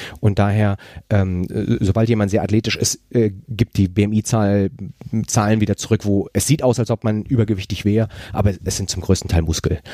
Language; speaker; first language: German; non-native, fluent; Spanish